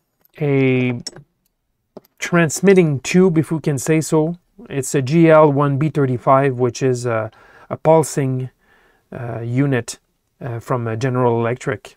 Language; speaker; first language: English; non-native, local second language; French